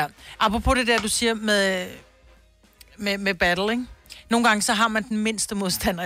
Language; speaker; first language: Danish; native; Danish